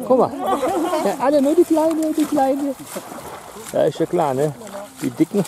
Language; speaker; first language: German; native; German